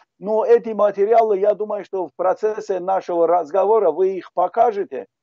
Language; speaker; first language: Russian; non-native, local second language; Talysh